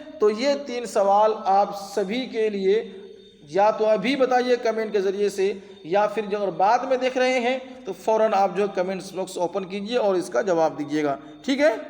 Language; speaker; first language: Urdu; native; Urdu